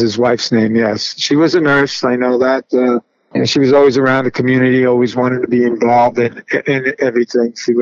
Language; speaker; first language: English; native; English